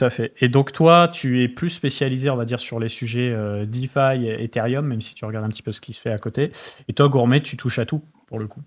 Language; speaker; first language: French; native; French